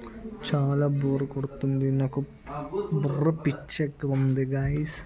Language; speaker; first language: Telugu; non-native, local second language; Kannada